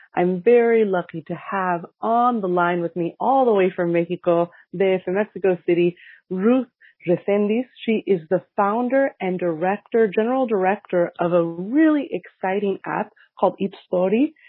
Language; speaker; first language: English; early bilingual, other home language; Spanish